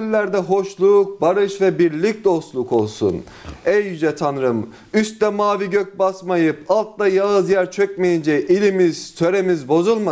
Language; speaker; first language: Turkish; native; Turkish